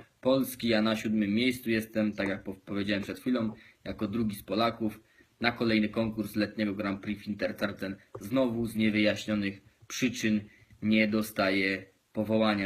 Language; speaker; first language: Polish; native; Polish